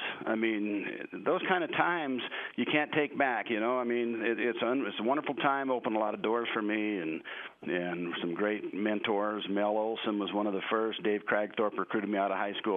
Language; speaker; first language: English; native; English